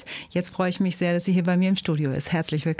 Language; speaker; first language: German; native; German